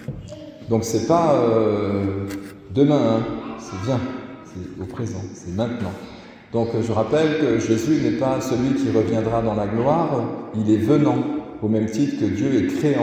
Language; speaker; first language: French; native; French